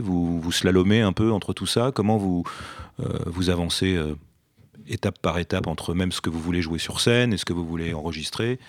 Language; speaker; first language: French; native; French